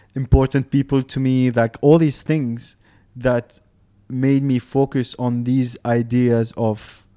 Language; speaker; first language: English; non-native, fluent; Arabic